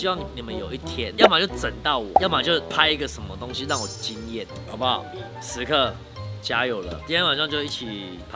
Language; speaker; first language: Chinese; native; Chinese